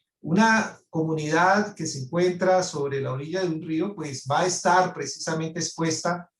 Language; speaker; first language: Spanish; native; Spanish